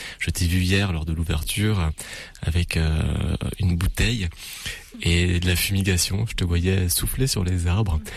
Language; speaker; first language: French; native; French